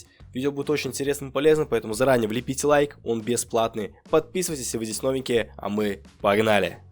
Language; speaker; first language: Russian; native; Russian